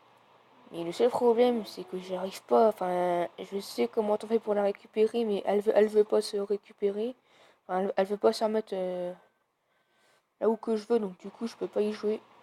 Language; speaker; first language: French; native; French